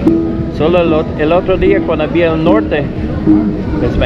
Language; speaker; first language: Spanish; non-native, learner; English